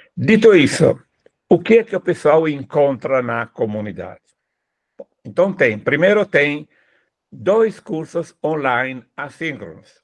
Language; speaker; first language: Portuguese; non-native, fluent; Italian